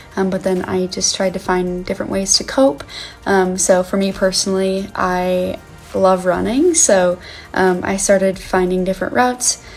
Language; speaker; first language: English; native; English